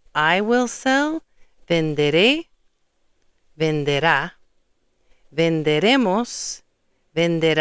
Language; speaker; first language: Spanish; non-native, fluent; English